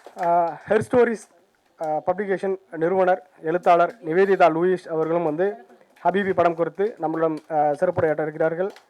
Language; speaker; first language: Tamil; native; Tamil